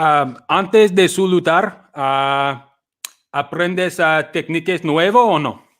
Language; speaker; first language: Spanish; non-native, learner; English